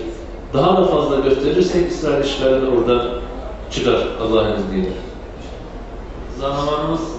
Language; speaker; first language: Turkish; native; Turkish